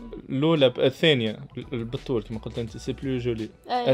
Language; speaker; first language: Arabic; native; Arabic